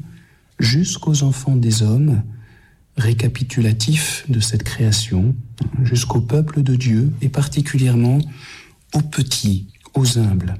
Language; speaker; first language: French; native; French